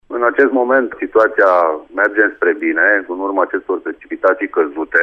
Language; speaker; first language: Romanian; native; Romanian